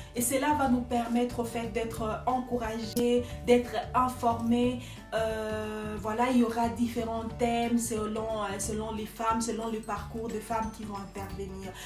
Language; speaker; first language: French; non-native, local second language; Lingala